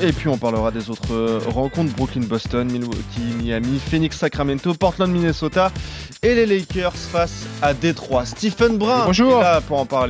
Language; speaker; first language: French; native; French